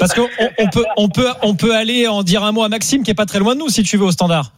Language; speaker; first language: French; native; French